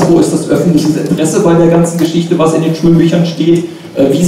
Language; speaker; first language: German; native; German